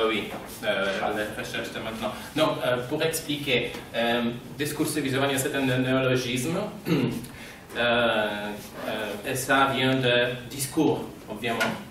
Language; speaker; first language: French; non-native, fluent; Polish